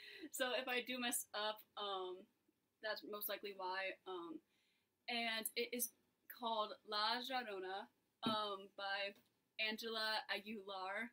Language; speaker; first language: English; native; English